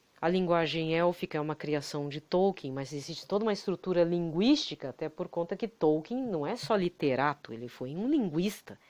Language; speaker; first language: Portuguese; native; Portuguese